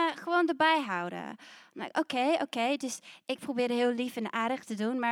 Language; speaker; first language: Dutch; non-native, fluent; English